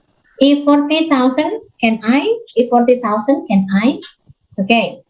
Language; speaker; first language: English; non-native, fluent; Indonesian